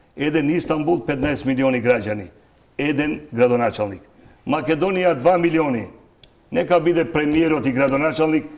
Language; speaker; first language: Macedonian; non-native, local second language; Albanian